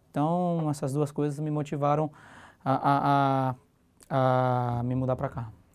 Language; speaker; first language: Portuguese; native; Portuguese